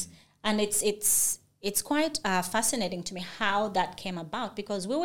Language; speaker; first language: English; non-native, local second language; Bemba